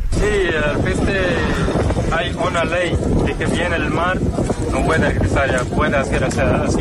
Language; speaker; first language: Spanish; non-native, learner; Arabic